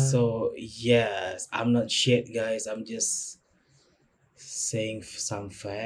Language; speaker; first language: English; non-native, learner; Indonesian